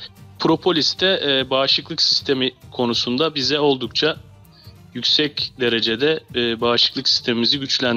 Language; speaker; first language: Turkish; native; Turkish